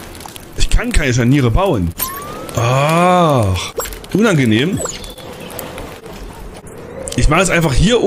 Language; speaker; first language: German; native; German